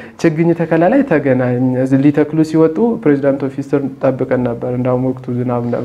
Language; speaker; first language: Amharic; non-native, local second language; Oromo